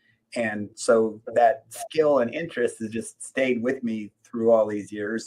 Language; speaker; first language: English; native; English